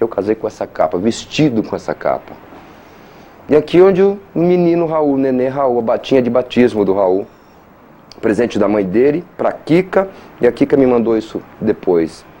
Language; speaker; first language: Portuguese; native; Portuguese